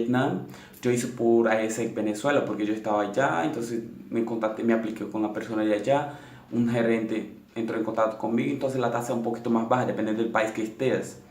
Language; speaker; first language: Spanish; non-native, local second language; Portuguese